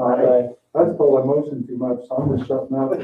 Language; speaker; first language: English; native; English